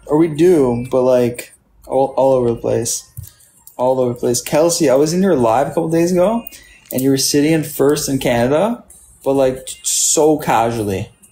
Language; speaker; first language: English; native; English